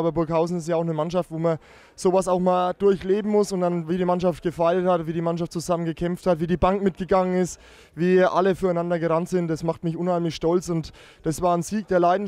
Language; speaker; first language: German; native; German